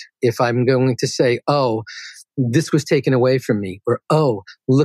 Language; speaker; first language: English; native; English